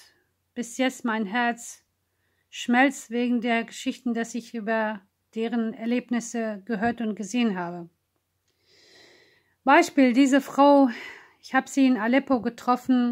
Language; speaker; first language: German; non-native, fluent; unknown